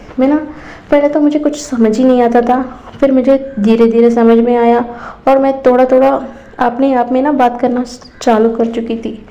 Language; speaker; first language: Hindi; non-native, local second language; Tamil